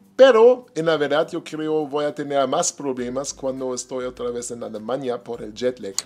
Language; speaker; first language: Spanish; non-native, learner; German